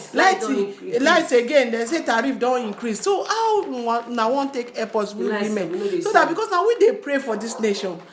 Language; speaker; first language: Nigerian Pidgin; non-native, local second language; Yoruba